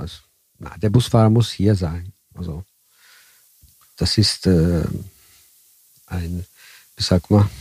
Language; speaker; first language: German; early bilingual, heritage; Italian